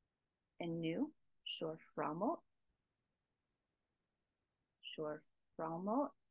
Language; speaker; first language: Swedish; non-native, learner; English